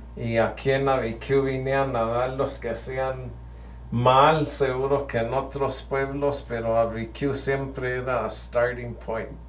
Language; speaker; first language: Spanish; early bilingual, heritage; Spanish